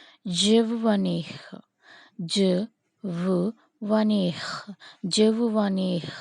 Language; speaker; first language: French; non-native, fluent; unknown